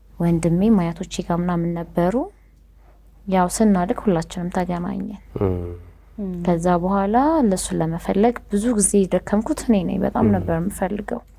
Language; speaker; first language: Amharic; native; Amharic